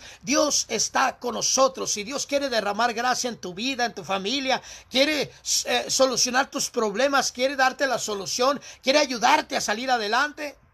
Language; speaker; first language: Spanish; native; Spanish